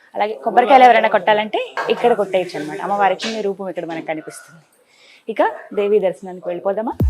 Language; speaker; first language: Telugu; native; Telugu